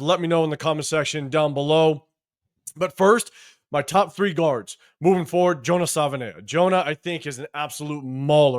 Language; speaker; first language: English; native; English